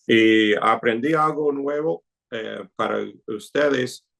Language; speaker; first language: Spanish; non-native, fluent; English